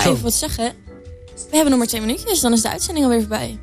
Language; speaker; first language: Dutch; native; Dutch